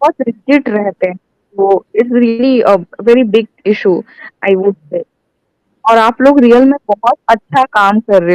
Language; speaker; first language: Hindi; native; Hindi